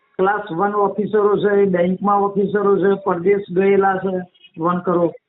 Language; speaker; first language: Gujarati; native; Gujarati